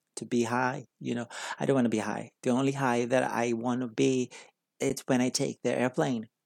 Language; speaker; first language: English; non-native, learner; Portuguese